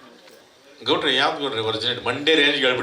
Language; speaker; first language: Kannada; native; Kannada